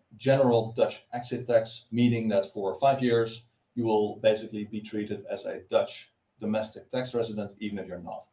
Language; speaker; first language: English; non-native, fluent; Dutch